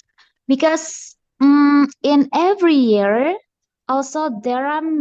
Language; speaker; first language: English; non-native, learner; Indonesian